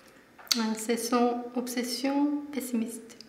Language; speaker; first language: French; non-native, learner; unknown